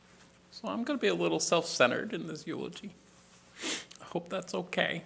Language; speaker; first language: English; native; English